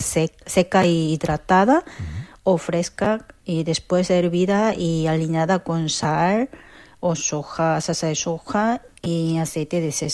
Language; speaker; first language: Spanish; non-native, fluent; Korean